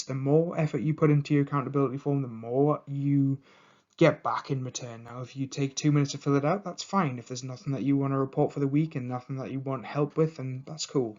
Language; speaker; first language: English; native; English